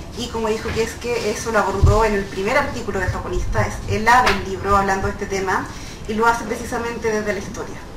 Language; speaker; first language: Spanish; native; Spanish